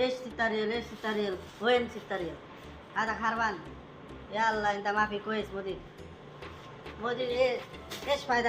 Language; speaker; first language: Arabic; non-native, learner; Bangla